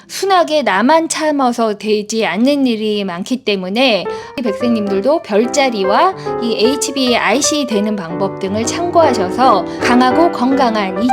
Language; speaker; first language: Korean; native; Korean